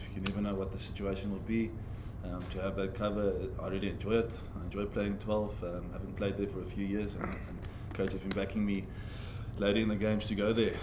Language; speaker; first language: English; non-native, local second language; Afrikaans